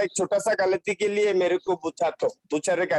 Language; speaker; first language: Hindi; non-native, fluent; Bangla